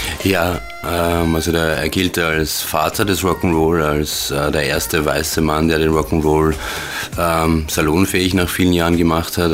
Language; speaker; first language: German; native; German